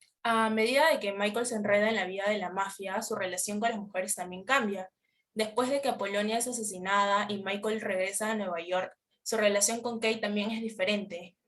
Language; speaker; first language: Spanish; native; Spanish